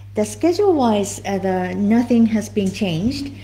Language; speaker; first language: English; non-native, fluent; Japanese